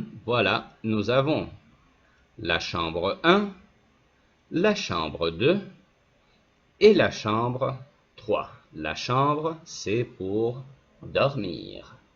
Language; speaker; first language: French; non-native, fluent; Spanish